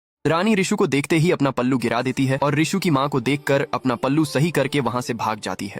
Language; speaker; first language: Hindi; native; Hindi